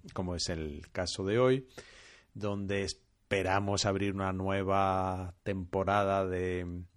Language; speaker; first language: Spanish; non-native, fluent; French